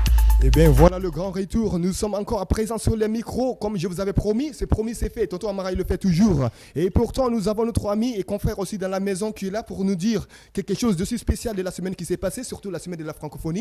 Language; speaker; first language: French; non-native, fluent; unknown